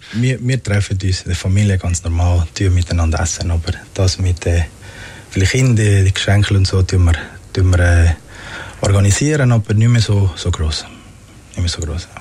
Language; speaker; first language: German; non-native, fluent; Spanish